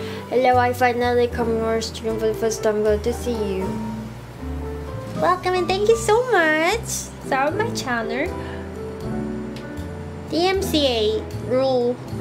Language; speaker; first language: English; non-native, learner; Korean